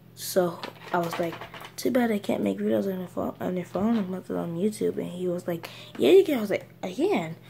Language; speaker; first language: English; native; English